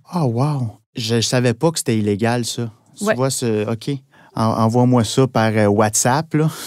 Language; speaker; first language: French; native; French